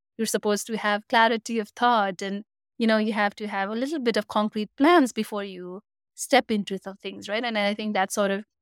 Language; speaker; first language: English; non-native, local second language; Nepali